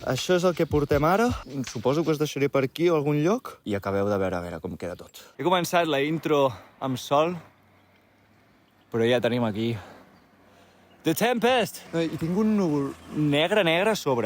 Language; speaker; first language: Catalan; native; Catalan